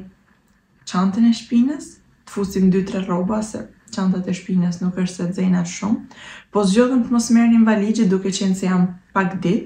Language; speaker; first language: Albanian; native; Albanian